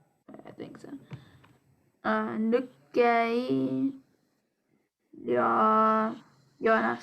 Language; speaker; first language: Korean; non-native, learner; English